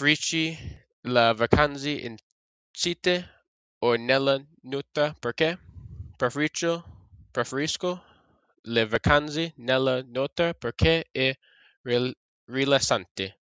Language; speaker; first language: Italian; non-native, learner; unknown